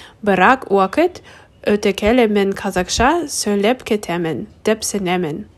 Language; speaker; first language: Kazakh; non-native, learner; English